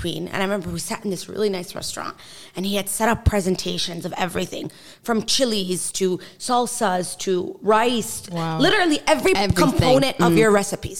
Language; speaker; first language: English; native; English